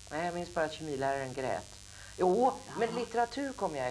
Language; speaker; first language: Swedish; native; Swedish